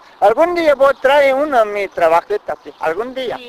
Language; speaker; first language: Spanish; non-native, local second language; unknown